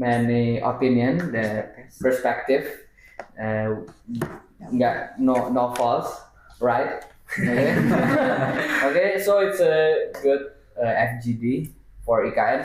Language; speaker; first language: English; non-native, learner; Indonesian